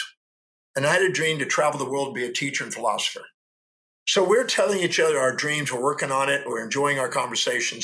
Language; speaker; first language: English; native; English